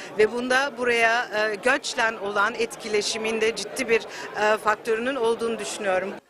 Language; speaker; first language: Turkish; early bilingual, other home language; Kurdish